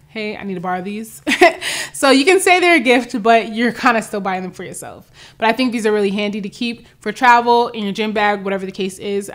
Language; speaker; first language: English; native; English